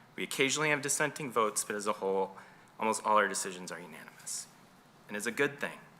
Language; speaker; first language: English; native; English